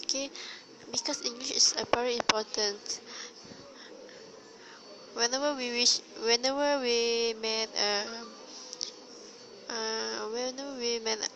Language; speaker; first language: English; non-native, learner; Malay